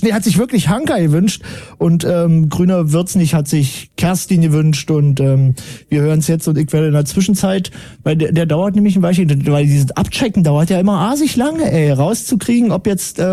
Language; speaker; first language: German; native; German